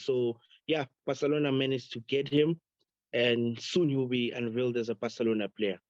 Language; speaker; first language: English; non-native, local second language; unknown